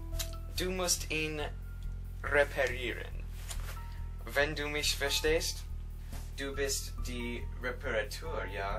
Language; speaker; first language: German; non-native, learner; English